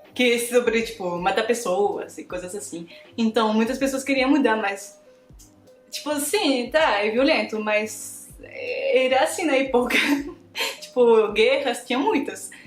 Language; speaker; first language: Portuguese; non-native, fluent; French